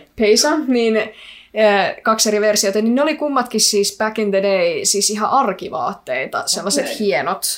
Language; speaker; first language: Finnish; early bilingual, other home language; Icelandic